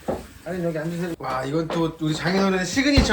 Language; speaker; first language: Korean; native; Korean